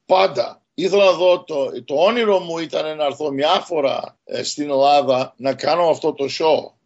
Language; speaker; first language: Greek; early bilingual, heritage; Greek